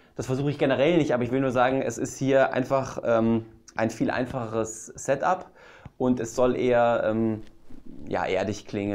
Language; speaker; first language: German; native; German